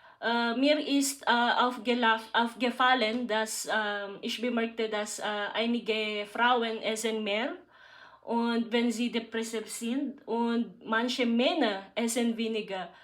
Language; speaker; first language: German; non-native, learner; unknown